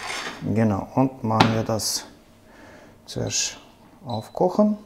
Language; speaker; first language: German; non-native, fluent; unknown